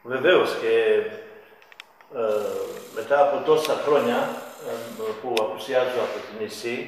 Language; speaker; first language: Greek; non-native, fluent; Serbian